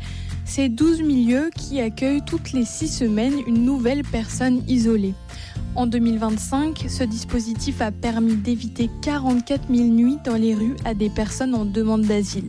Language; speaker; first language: French; native; French